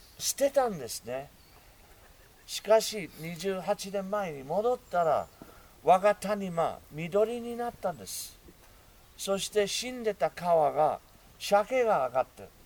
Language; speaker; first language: Japanese; non-native, fluent; English